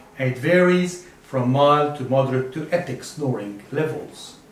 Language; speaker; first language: English; non-native, fluent; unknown